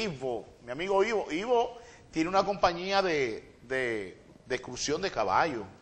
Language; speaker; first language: Spanish; native; Spanish